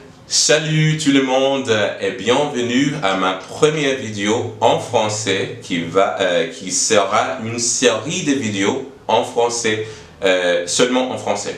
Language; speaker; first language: French; non-native, learner; English